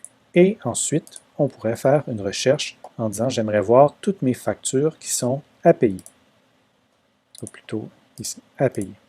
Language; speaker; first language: French; native; French